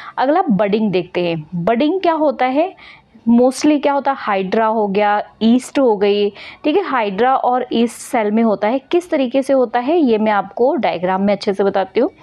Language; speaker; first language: Hindi; native; Hindi